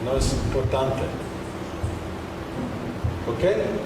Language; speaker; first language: Spanish; non-native, learner; English